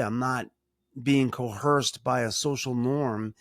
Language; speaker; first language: English; native; English